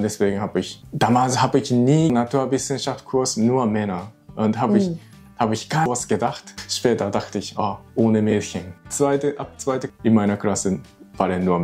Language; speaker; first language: German; non-native, learner; Japanese